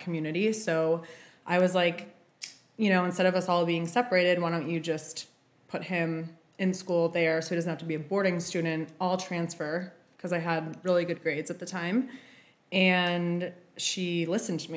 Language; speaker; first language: English; native; English